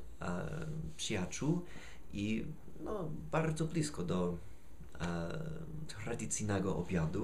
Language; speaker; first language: Polish; non-native, fluent; English